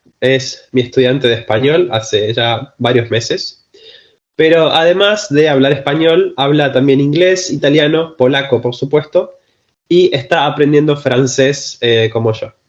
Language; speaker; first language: Spanish; native; Spanish